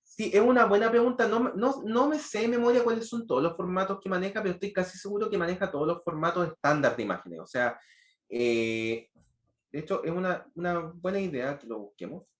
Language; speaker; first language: Spanish; native; Spanish